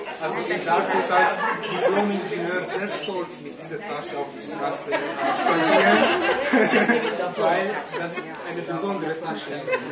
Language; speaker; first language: German; non-native, learner; Hungarian